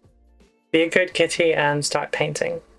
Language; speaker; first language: English; native; English